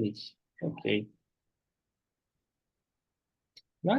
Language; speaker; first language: German; non-native, fluent; Portuguese